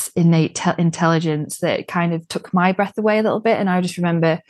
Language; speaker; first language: English; native; English